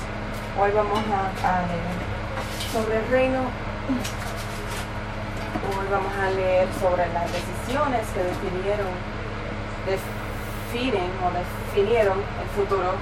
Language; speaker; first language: Spanish; early bilingual, heritage; Spanish